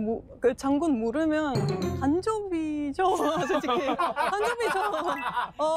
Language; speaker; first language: Korean; non-native, fluent; Estonian